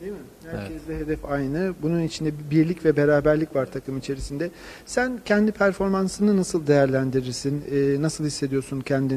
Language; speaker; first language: Turkish; native; Turkish